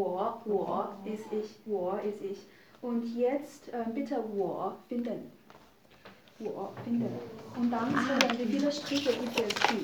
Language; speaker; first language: German; non-native, fluent; Chinese